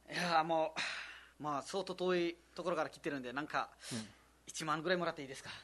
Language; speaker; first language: Japanese; non-native, fluent; Nepali